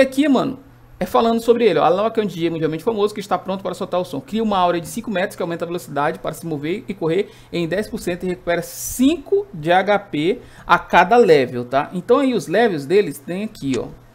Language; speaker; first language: Portuguese; native; Portuguese